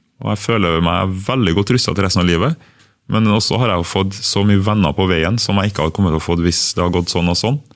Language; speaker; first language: Norwegian; early bilingual, other home language; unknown